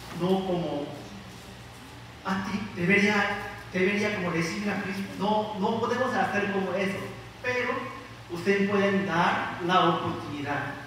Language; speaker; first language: Spanish; non-native, learner; Korean